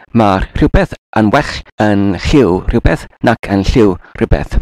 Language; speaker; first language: Welsh; non-native, learner; English